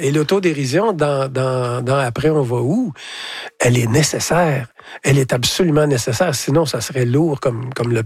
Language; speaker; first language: French; native; French